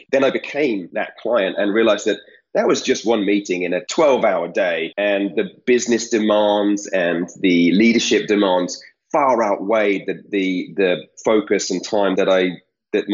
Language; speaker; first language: English; native; English